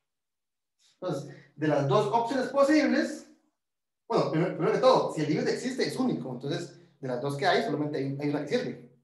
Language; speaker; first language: Spanish; native; Spanish